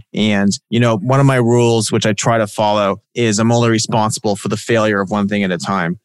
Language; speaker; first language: English; native; English